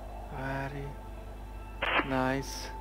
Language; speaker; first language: English; non-native, learner; Hungarian